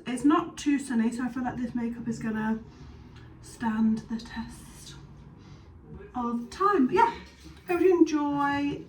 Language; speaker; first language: English; native; English